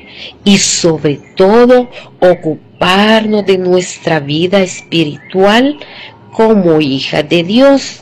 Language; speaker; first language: Spanish; native; Spanish